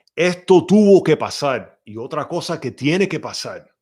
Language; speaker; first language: Spanish; early bilingual, heritage; Spanish